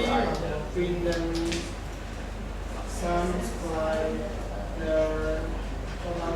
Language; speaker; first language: German; non-native, learner; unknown